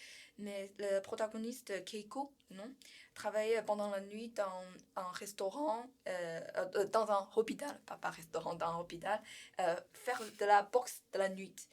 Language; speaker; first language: French; non-native, learner; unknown